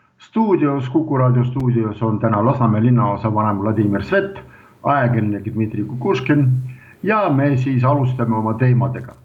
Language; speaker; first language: Estonian; non-native, local second language; Russian